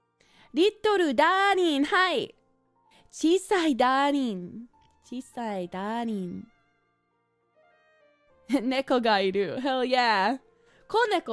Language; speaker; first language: Japanese; non-native, learner; English